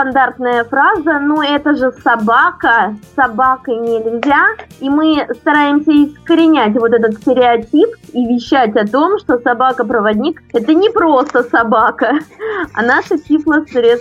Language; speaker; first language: Russian; native; Russian